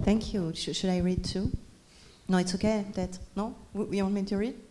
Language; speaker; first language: English; non-native, fluent; French